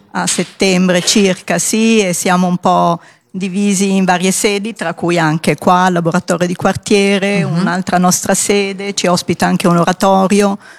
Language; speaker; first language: Italian; native; Italian